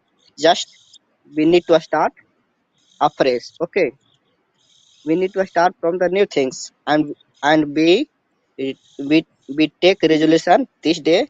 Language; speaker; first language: English; non-native, learner; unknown